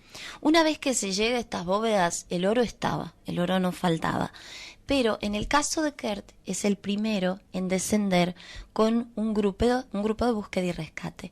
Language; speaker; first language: Spanish; native; Spanish